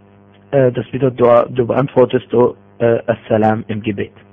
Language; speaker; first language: German; non-native, fluent; Arabic